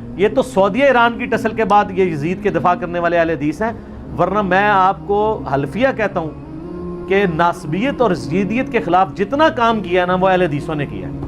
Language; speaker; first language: Urdu; non-native, local second language; Punjabi